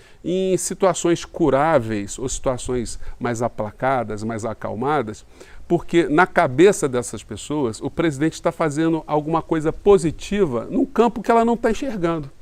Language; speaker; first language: Portuguese; native; Portuguese